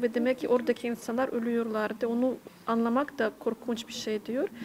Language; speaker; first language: Turkish; non-native, fluent; Ukrainian